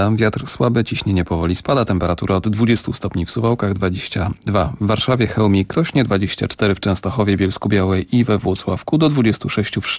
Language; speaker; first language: Polish; native; Polish